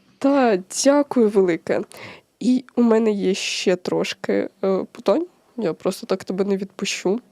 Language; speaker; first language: Ukrainian; native; Ukrainian